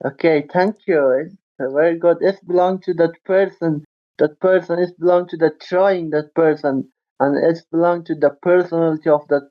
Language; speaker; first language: English; non-native, learner; Persian